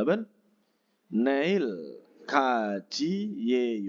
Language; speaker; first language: Korean; non-native, fluent; Indonesian